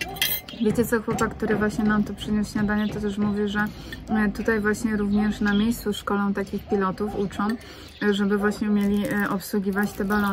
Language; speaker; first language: Polish; native; Polish